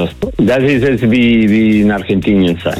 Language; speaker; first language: German; non-native, learner; Spanish